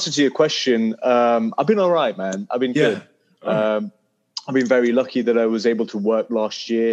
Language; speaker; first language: English; native; English